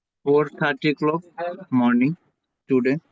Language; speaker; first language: English; non-native, learner; Bangla